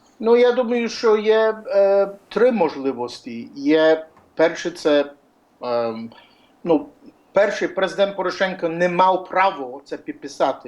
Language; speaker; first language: Ukrainian; early bilingual, heritage; Ukrainian